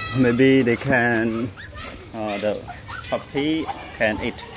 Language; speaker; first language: English; non-native, learner; Vietnamese